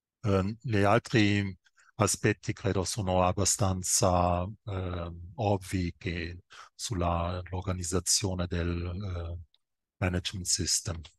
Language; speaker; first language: Italian; non-native, fluent; German